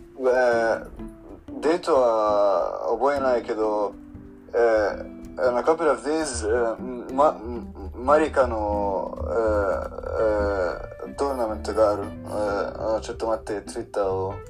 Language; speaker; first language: Japanese; non-native, learner; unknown